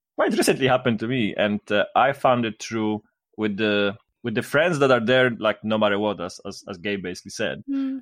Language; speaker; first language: English; non-native, fluent; Polish